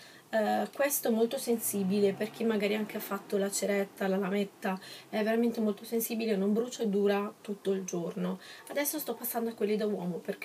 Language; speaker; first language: Italian; native; Italian